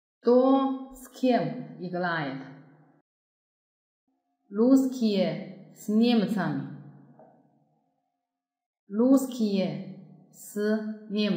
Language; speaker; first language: Russian; non-native, fluent; Chinese